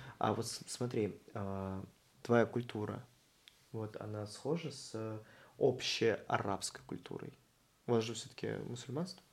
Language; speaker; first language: Russian; native; Russian